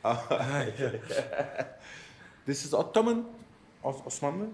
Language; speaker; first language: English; non-native, learner; Turkish